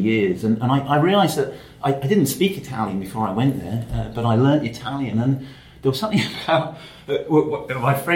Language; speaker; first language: English; native; English